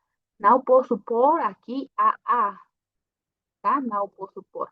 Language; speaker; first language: Portuguese; non-native, fluent; Spanish